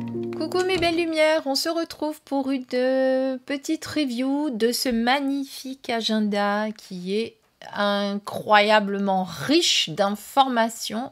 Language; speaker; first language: French; native; French